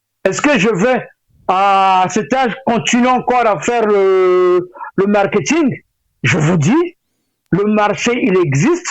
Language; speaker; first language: French; non-native, local second language; Lingala